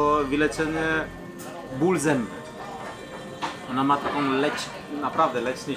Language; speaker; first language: Polish; non-native, fluent; Chinese